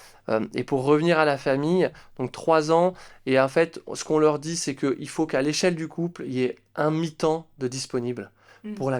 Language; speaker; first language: French; native; French